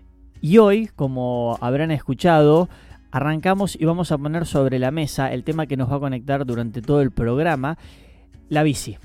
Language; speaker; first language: Spanish; native; Spanish